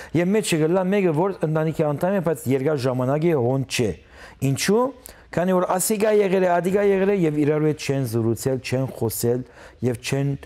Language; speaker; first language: Armenian; early bilingual, heritage; Armenian